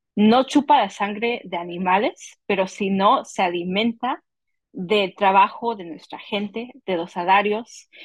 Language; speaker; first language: Spanish; early bilingual, heritage; Spanish